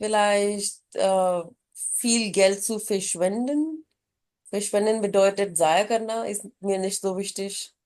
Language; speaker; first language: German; non-native, fluent; Urdu